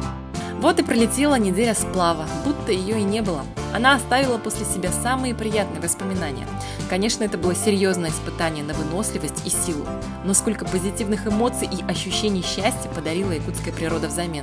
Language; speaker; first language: Russian; native; Russian